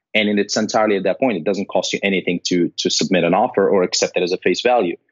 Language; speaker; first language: English; non-native, fluent; Arabic